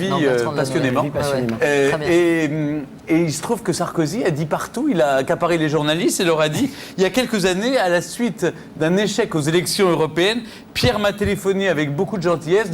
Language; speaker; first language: French; native; French